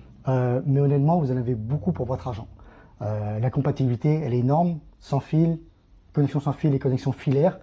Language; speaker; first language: French; native; French